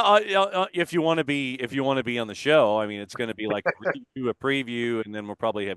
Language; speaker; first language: English; native; English